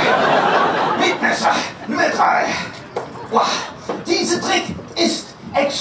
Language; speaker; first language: German; non-native, fluent; English